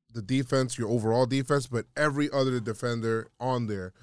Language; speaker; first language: English; native; English